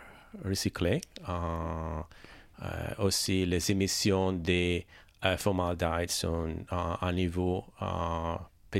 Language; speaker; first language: French; non-native, learner; Italian